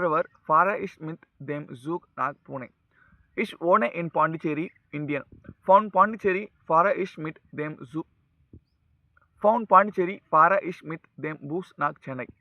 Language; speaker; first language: German; non-native, learner; Tamil